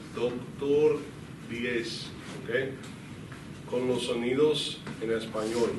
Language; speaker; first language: Spanish; non-native, fluent; English